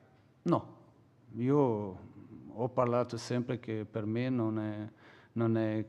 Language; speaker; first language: Italian; non-native, fluent; Portuguese